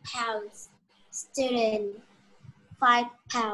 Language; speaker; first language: English; non-native, learner; Vietnamese